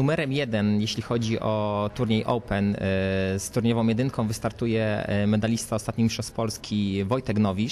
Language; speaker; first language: Polish; native; Polish